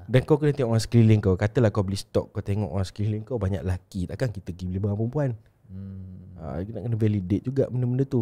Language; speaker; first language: Malay; native; Malay